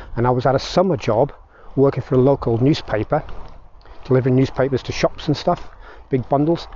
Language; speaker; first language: English; native; English